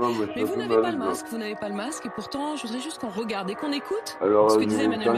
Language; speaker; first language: French; native; French